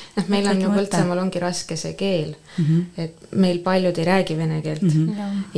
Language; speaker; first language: Estonian; non-native, local second language; Russian